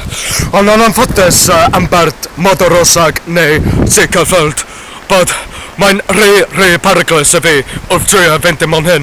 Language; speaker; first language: Welsh; non-native, learner; English